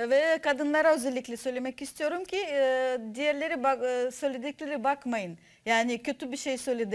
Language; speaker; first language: Turkish; non-native, fluent; Russian